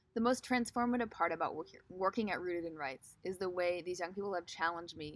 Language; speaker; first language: English; native; English